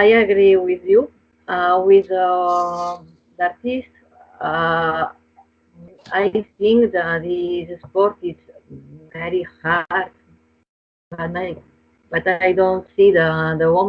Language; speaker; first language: English; non-native, learner; Spanish